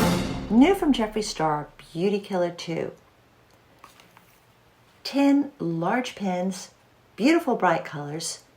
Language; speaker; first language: English; native; English